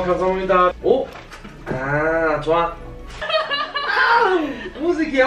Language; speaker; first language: Korean; non-native, learner; Chinese